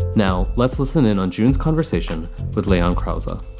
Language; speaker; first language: English; early bilingual, other home language; Bangla